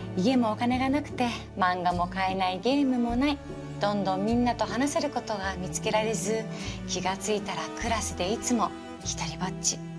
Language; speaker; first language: Japanese; early bilingual, other home language; Persian